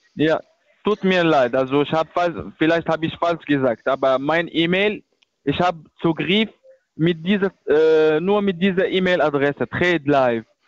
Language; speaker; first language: German; non-native, learner; Arabic